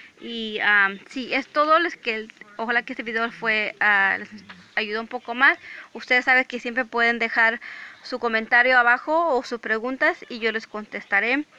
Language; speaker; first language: Spanish; early bilingual, heritage; English